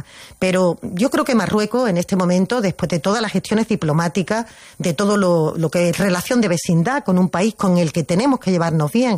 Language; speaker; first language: Spanish; native; Spanish